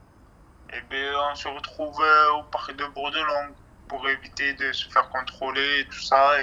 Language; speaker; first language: French; native; French